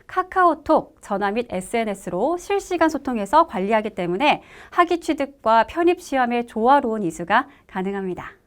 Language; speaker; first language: Korean; native; Korean